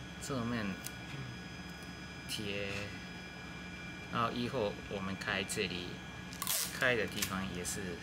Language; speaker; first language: Chinese; non-native, learner; Japanese